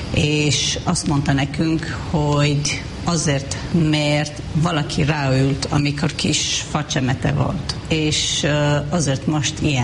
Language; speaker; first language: Hungarian; non-native, learner; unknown